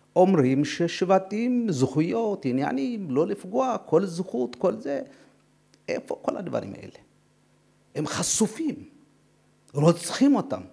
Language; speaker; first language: Hebrew; non-native, fluent; Amharic